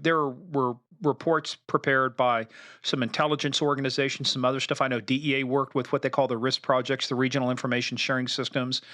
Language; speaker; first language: English; native; English